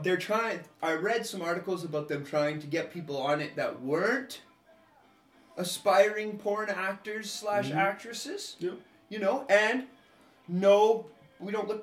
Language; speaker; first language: English; native; English